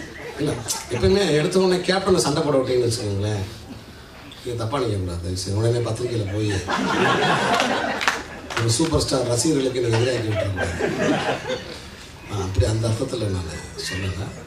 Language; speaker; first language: Tamil; native; Tamil